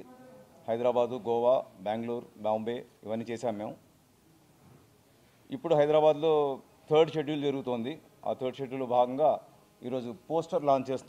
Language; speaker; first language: Telugu; native; Telugu